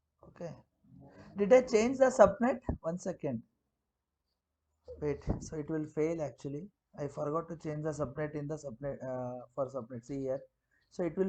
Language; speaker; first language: English; non-native, local second language; Kannada